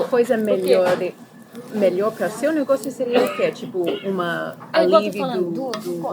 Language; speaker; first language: Portuguese; early bilingual, heritage; Portuguese